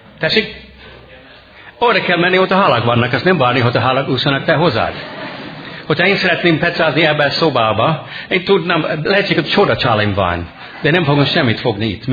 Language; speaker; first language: Hungarian; non-native, fluent; English